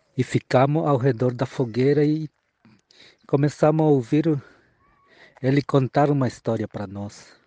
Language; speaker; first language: Portuguese; early bilingual, other home language; Guarani